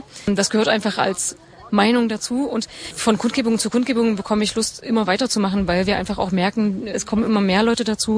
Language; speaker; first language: German; native; German